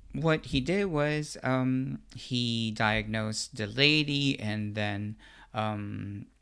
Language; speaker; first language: English; non-native, local second language; Filipino